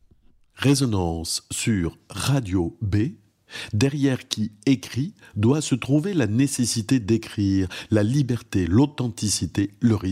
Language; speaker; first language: French; native; French